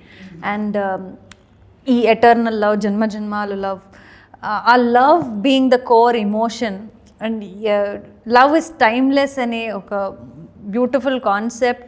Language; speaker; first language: Telugu; non-native, learner; Kannada